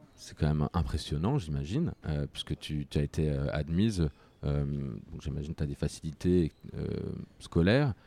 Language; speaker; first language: French; native; French